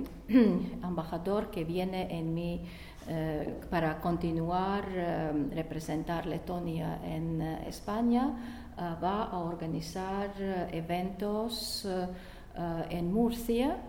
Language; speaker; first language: Spanish; non-native, learner; Latvian